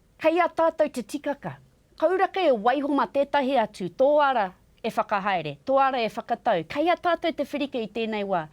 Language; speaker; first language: Māori; non-native, local second language; English